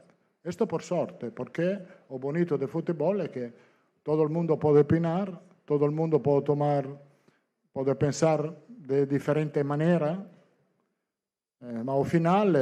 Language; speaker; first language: Portuguese; non-native, learner; Italian